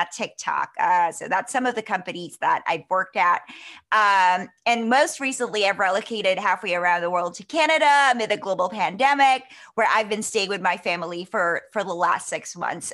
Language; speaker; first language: English; non-native, local second language; Filipino